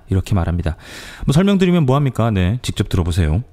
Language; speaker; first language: Korean; native; Korean